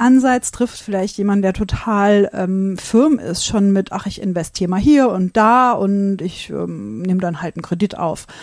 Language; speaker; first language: German; native; German